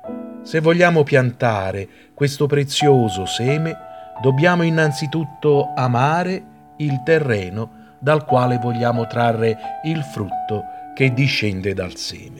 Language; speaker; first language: Italian; native; Italian